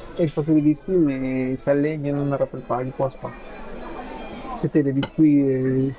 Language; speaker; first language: French; non-native, fluent; Spanish